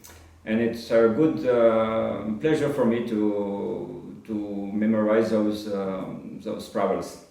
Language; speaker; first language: English; non-native, fluent; French